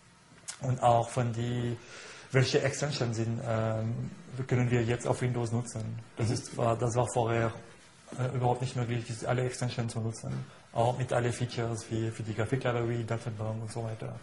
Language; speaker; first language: German; non-native, fluent; French